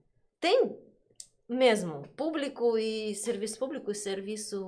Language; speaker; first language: Portuguese; non-native, learner; Russian